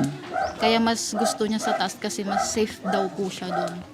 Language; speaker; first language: Filipino; native; Filipino